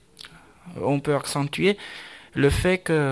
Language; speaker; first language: French; non-native, fluent; Romanian